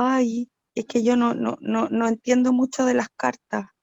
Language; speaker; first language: Spanish; native; Spanish